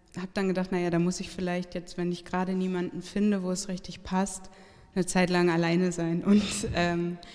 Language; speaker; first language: German; native; German